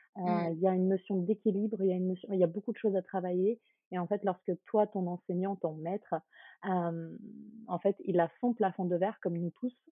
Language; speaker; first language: French; early bilingual, other home language; Ukrainian